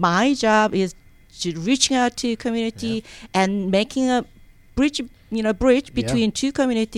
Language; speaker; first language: English; non-native, learner; Korean